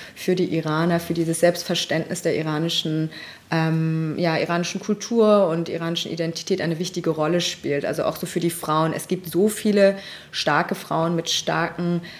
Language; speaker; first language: German; early bilingual, other home language; Persian